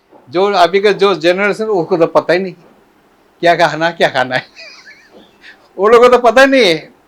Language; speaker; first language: Hindi; non-native, local second language; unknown